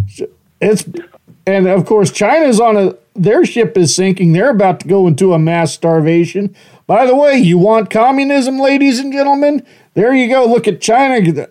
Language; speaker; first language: English; native; English